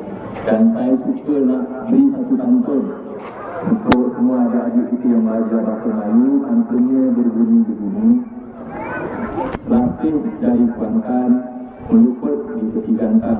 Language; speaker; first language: Malay; native; Malay